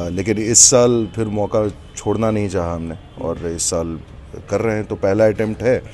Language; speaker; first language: Hindi; native; Hindi